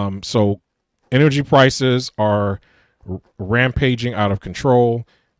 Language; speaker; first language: English; native; English